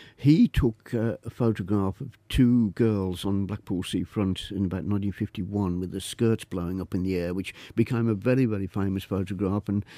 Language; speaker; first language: English; native; English